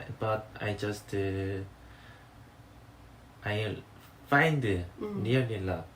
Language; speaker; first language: English; non-native, learner; Korean